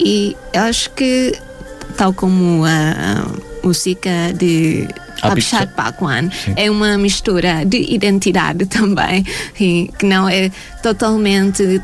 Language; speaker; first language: Portuguese; non-native, fluent; Thai